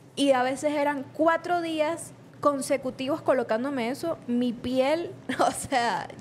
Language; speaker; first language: Spanish; native; Spanish